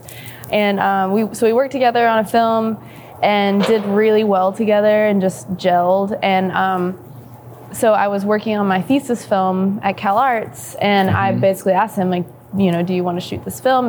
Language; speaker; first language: English; native; English